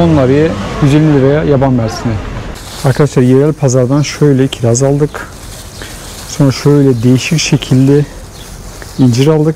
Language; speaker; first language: Turkish; native; Turkish